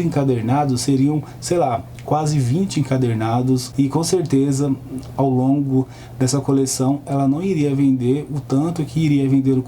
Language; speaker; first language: Portuguese; native; Portuguese